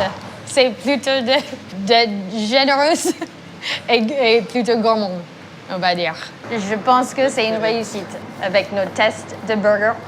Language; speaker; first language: French; non-native, fluent; English